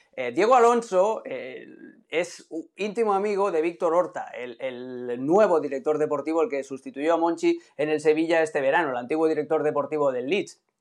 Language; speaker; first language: Spanish; native; Spanish